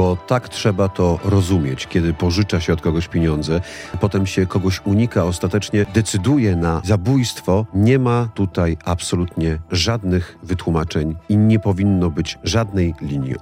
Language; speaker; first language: Polish; native; Polish